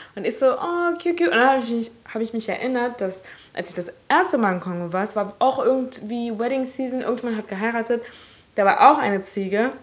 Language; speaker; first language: German; early bilingual, other home language; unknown